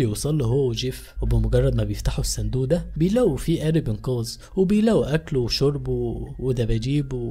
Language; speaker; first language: Arabic; native; Arabic